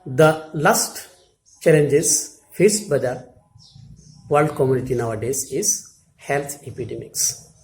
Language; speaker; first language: English; non-native, local second language; Assamese